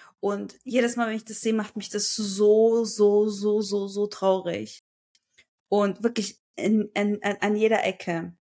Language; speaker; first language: German; early bilingual, other home language; Turkish